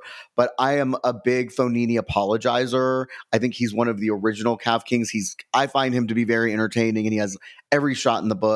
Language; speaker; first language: English; native; English